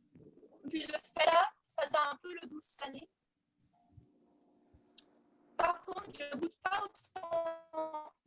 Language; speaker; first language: French; early bilingual, heritage; French